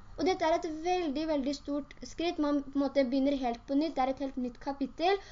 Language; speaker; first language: Norwegian; early bilingual, other home language; Urdu